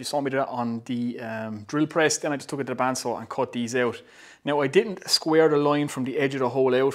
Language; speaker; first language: English; native; English